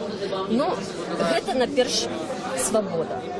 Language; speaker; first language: Belarusian; non-native, local second language; Russian